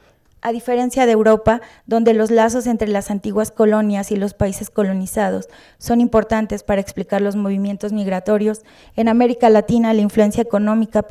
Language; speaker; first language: Spanish; native; Spanish